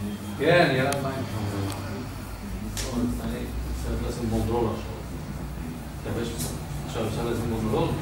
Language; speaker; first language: Hebrew; non-native, learner; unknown